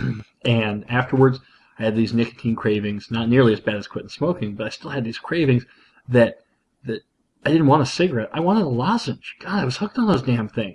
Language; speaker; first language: English; native; English